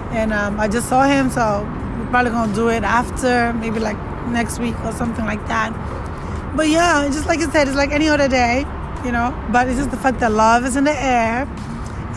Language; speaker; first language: English; non-native, local second language; Wolof